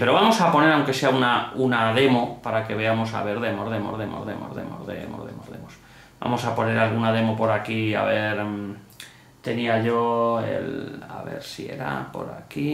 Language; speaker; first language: Spanish; native; Spanish